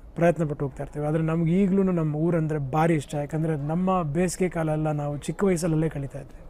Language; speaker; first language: Kannada; early bilingual, heritage; Kannada